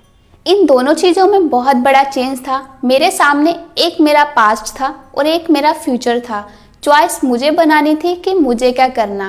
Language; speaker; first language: Hindi; native; Hindi